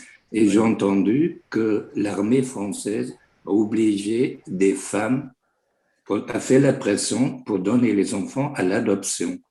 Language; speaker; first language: French; non-native, fluent; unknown